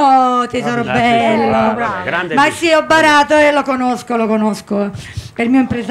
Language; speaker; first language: Italian; native; Italian